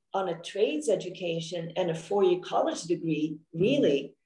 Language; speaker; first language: English; non-native, fluent; Dutch